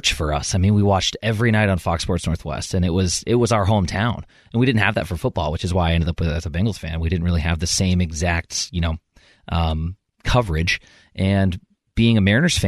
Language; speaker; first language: English; native; English